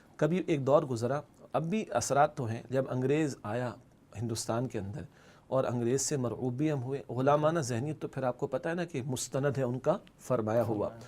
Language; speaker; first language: Urdu; native; Urdu